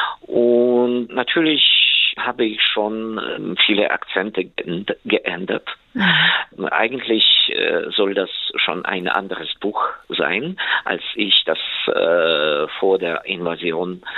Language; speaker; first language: German; non-native, fluent; Ukrainian